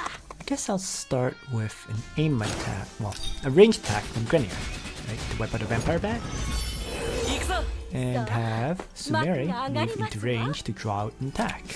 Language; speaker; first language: English; native; English